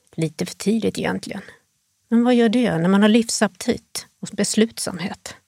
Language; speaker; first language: Swedish; native; Swedish